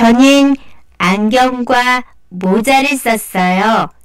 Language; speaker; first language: Korean; non-native, learner; Indonesian